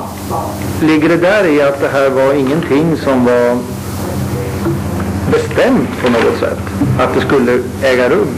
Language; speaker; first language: Swedish; native; Swedish